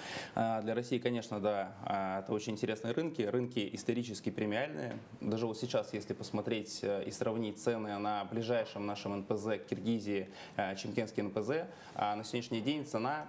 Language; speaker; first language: Russian; native; Russian